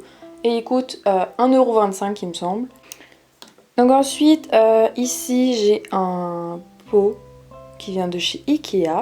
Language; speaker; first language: French; native; French